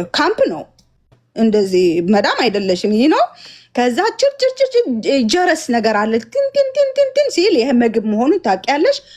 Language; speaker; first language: Amharic; non-native, fluent; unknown